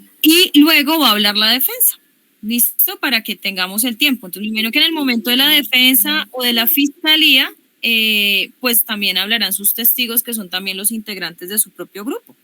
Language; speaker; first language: Spanish; native; Spanish